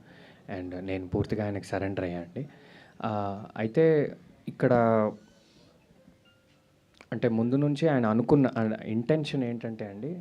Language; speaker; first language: Telugu; native; Telugu